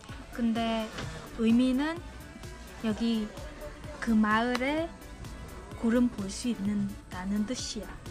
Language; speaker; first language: Korean; non-native, fluent; Vietnamese